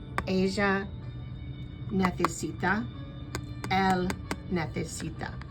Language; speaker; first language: Spanish; non-native, fluent; English